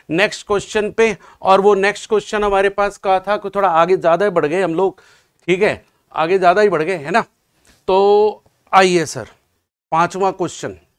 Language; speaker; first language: Hindi; native; Hindi